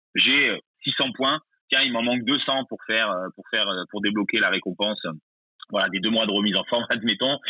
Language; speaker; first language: French; native; French